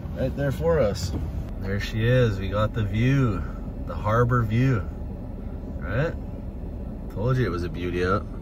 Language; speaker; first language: English; native; English